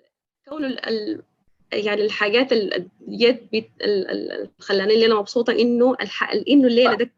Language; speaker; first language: Arabic; native; Arabic